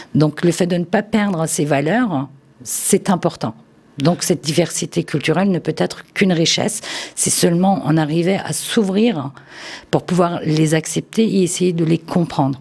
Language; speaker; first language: French; early bilingual, other home language; Turkish